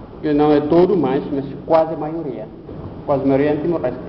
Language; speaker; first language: Portuguese; non-native, learner; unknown